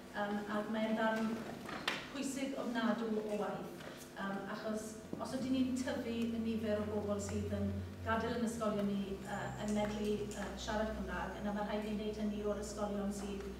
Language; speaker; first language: Welsh; native; Welsh